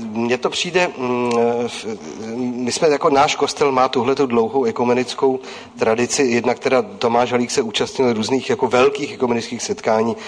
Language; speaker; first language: Czech; native; Czech